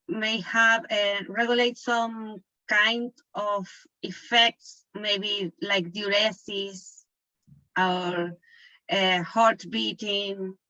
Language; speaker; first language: English; non-native, learner; Spanish